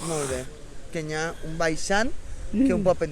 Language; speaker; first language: Catalan; native; Catalan